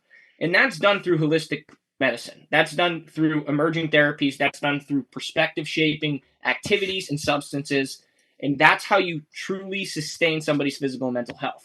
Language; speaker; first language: English; native; English